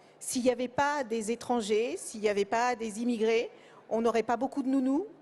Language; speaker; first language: French; early bilingual, other home language; Kabuverdianu